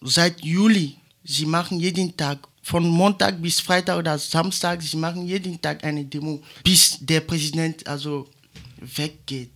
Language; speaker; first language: German; non-native, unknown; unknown